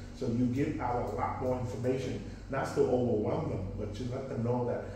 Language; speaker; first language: English; non-native, fluent; Vietnamese